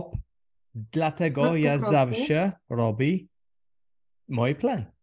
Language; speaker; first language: Polish; non-native, learner; English